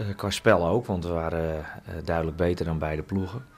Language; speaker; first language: Dutch; native; Dutch